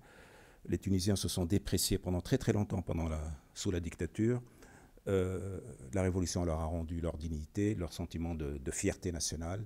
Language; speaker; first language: French; non-native, local second language; Arabic